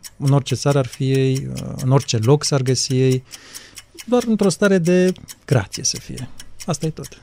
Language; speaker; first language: Romanian; native; Romanian